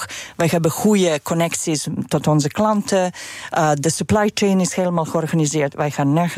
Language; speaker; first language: Dutch; non-native, fluent; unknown